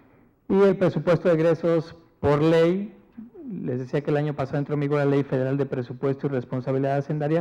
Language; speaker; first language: Spanish; native; Spanish